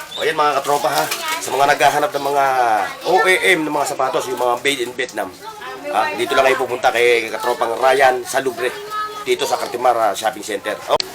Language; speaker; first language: Filipino; non-native, local second language; Waray